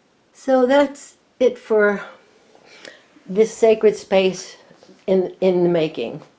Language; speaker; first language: English; native; English